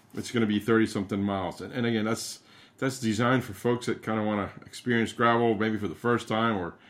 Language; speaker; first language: English; early bilingual, other home language; Spanish